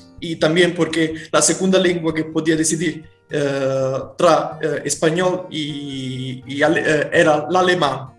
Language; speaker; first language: Spanish; non-native, fluent; Italian